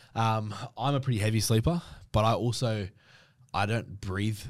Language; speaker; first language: English; native; English